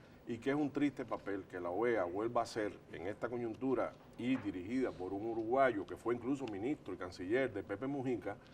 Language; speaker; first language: Spanish; native; Spanish